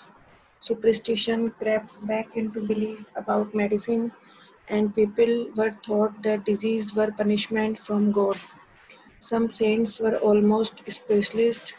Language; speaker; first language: English; non-native, local second language; Hindi